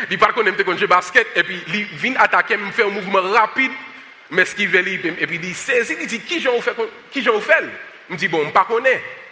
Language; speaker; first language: French; non-native, local second language; Haitian Creole